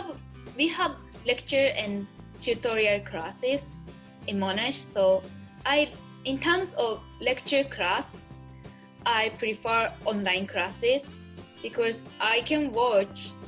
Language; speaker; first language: English; non-native, learner; Japanese